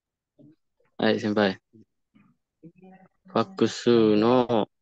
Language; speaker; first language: Japanese; non-native, learner; Indonesian